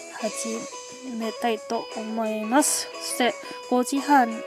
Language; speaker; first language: Japanese; non-native, learner; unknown